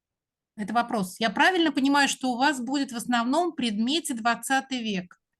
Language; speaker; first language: Russian; native; Russian